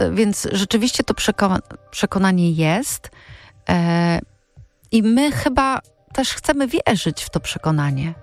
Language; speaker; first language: Polish; native; Polish